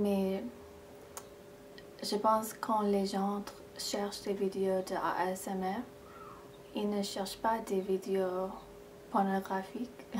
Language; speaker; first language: French; non-native, fluent; English